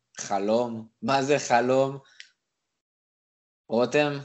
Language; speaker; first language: Hebrew; native; Hebrew